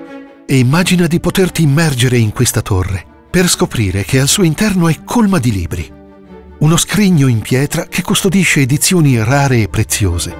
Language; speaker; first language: Italian; native; Italian